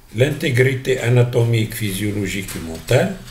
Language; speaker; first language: French; non-native, local second language; Arabic